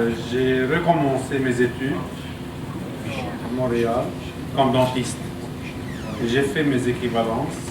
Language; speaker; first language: French; non-native, local second language; Arabic